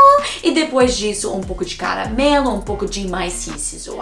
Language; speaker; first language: Portuguese; non-native, fluent; English